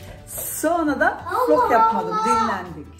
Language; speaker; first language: Turkish; early bilingual, heritage; Turkish